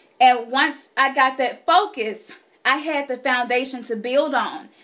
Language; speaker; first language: English; native; English